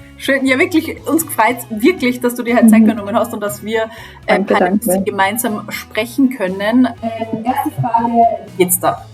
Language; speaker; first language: German; native; German